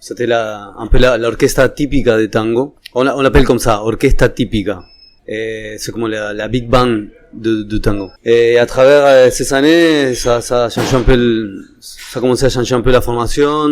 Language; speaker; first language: French; non-native, fluent; Spanish